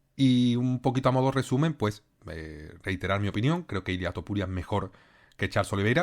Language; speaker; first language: Spanish; native; Spanish